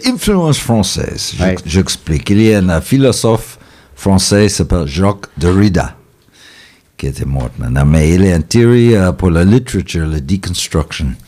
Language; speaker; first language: French; non-native, fluent; English